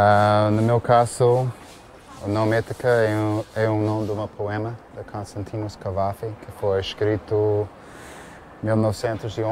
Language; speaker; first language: Portuguese; non-native, fluent; English